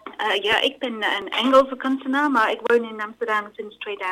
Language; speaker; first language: Dutch; non-native, learner; English